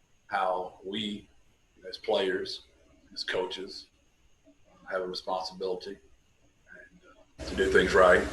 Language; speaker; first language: English; native; English